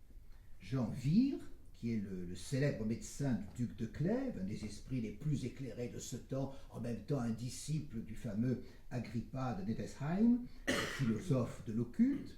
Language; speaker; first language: French; native; French